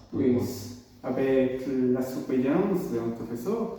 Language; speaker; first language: French; non-native, learner; Spanish